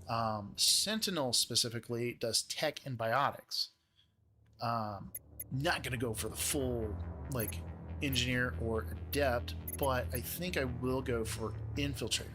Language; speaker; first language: English; native; English